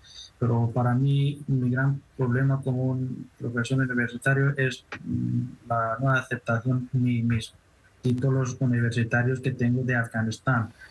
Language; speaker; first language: Spanish; non-native, fluent; Persian